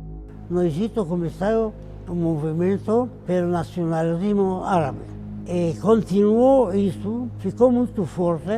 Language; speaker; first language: Portuguese; non-native, fluent; Arabic